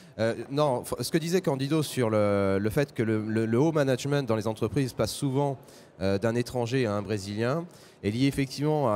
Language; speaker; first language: French; native; French